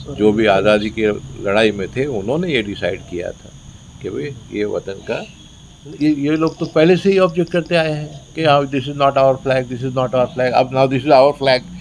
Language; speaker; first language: Hindi; native; Hindi